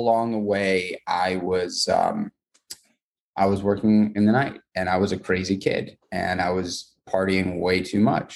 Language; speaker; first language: English; native; English